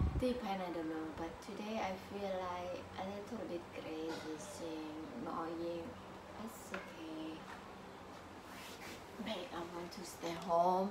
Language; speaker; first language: English; non-native, learner; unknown